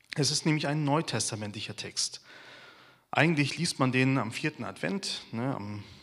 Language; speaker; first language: German; native; German